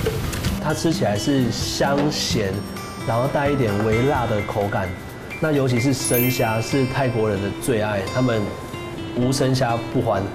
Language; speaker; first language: Chinese; native; Chinese